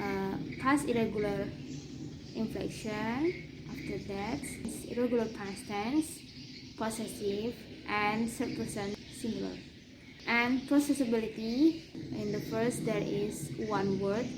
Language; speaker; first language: English; non-native, learner; Indonesian